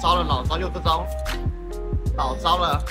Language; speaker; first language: Chinese; native; Chinese